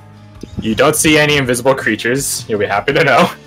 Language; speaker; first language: English; native; English